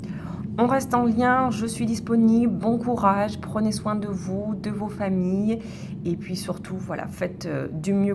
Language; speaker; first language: French; native; French